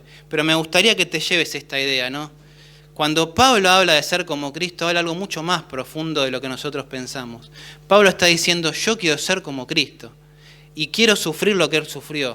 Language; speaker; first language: Spanish; native; Spanish